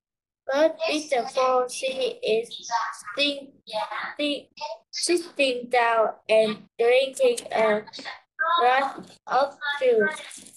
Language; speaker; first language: English; non-native, learner; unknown